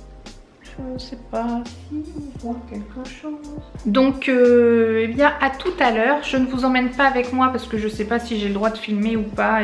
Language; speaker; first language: French; native; French